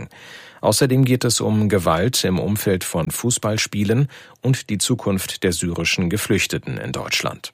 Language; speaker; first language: German; native; German